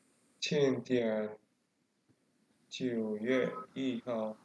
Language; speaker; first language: Chinese; non-native, learner; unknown